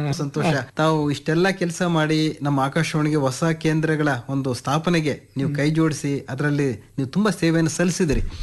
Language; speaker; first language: Kannada; native; Kannada